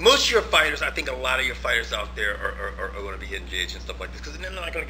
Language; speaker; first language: English; native; English